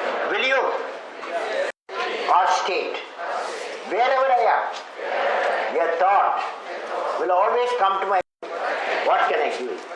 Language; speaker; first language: English; non-native, local second language; Tamil